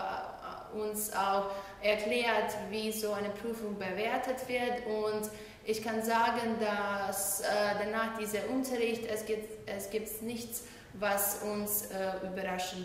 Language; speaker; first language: German; non-native, learner; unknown